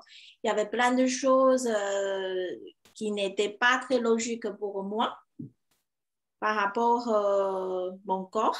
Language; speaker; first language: French; non-native, fluent; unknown